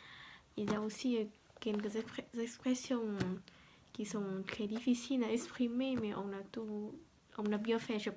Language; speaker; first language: French; non-native, learner; Vietnamese